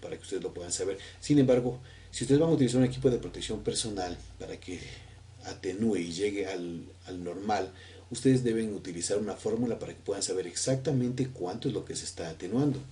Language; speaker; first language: Spanish; native; Spanish